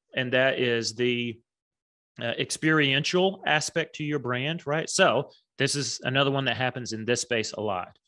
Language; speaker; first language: English; native; English